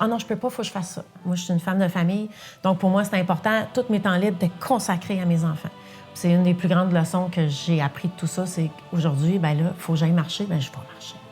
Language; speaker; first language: French; non-native, local second language; English